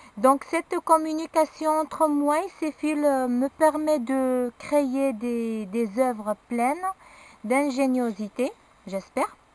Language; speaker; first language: French; non-native, local second language; Arabic